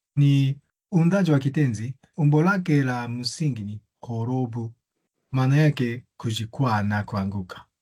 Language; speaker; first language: Swahili; non-native, fluent; Japanese